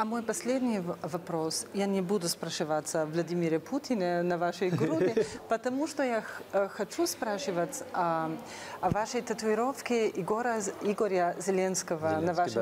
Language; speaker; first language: Russian; non-native, fluent; Slovenian